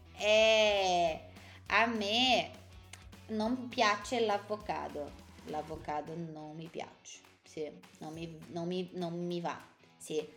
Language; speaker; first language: Italian; non-native, fluent; Portuguese